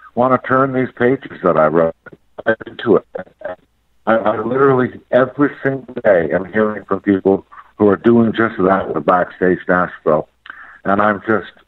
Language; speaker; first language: English; native; English